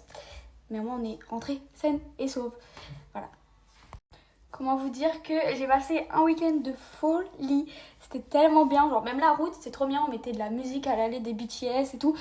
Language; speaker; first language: French; native; French